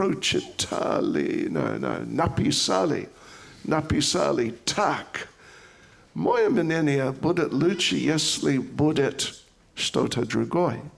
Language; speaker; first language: Russian; non-native, learner; English